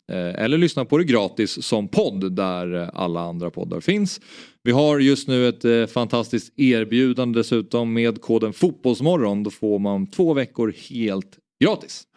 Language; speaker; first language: Swedish; native; Swedish